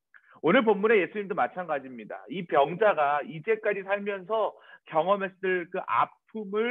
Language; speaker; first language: Korean; native; Korean